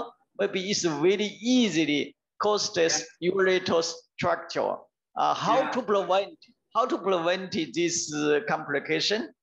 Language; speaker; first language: English; non-native, learner; Chinese